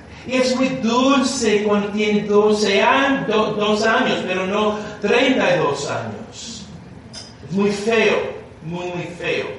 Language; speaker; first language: Spanish; non-native, learner; English